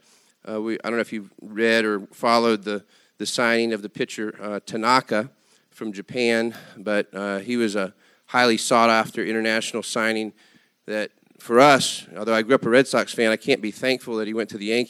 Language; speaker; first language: English; native; English